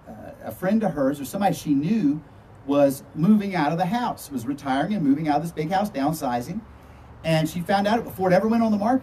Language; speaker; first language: English; native; English